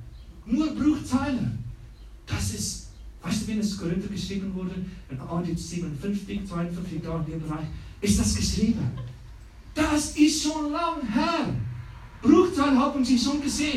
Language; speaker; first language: German; non-native, learner; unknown